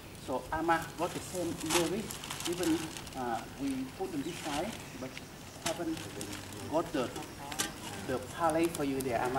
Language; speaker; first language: English; non-native, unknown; Vietnamese